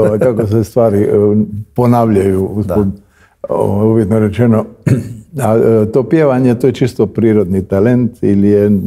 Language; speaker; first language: Croatian; native; Croatian